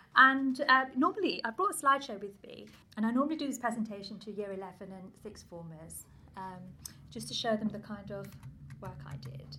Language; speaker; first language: English; native; English